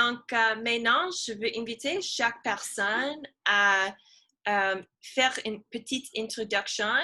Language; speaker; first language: French; non-native, learner; English